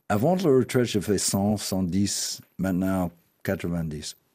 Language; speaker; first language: French; non-native, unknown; English